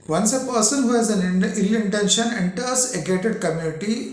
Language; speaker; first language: English; non-native, local second language; Telugu